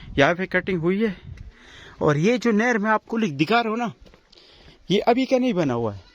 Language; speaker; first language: Urdu; non-native, local second language; Pashto